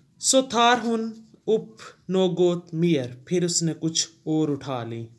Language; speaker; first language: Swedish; non-native, fluent; Urdu